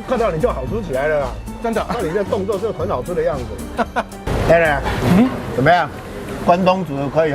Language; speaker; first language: Chinese; native; Chinese